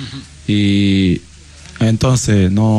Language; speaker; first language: Spanish; non-native, learner; Portuguese